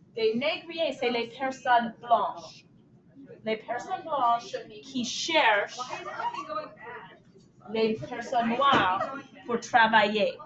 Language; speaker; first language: French; non-native, fluent; English